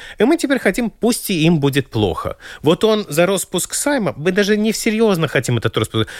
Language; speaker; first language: Russian; non-native, local second language; Latvian